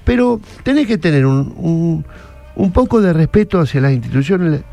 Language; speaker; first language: Spanish; native; Spanish